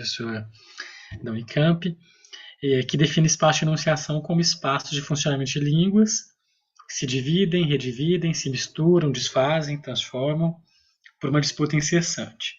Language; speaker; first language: Portuguese; native; Portuguese